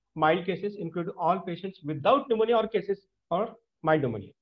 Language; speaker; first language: English; non-native, local second language; Marathi